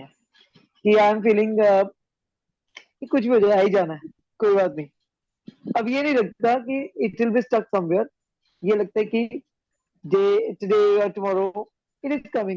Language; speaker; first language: Hindi; native; Hindi